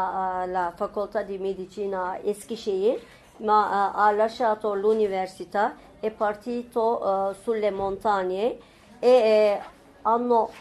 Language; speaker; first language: Italian; non-native, fluent; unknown